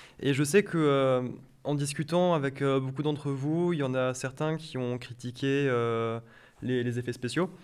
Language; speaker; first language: French; native; French